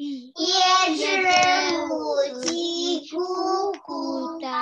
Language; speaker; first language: Chinese; early bilingual, heritage; Chinese